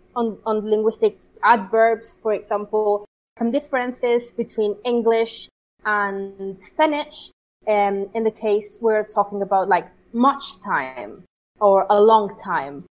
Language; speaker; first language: English; non-native, fluent; Italian